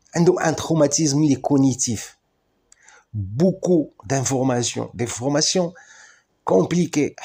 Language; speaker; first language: French; non-native, local second language; Arabic